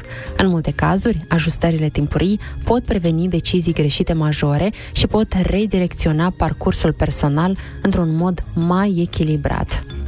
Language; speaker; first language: Romanian; native; Romanian